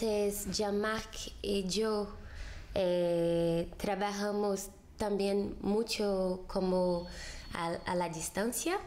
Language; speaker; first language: Spanish; non-native, fluent; Portuguese